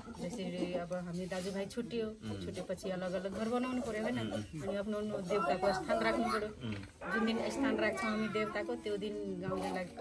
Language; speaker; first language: Nepali; non-native, local second language; Rana Tharu